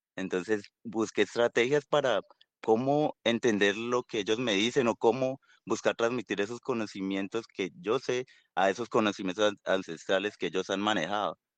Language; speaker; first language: Spanish; native; Spanish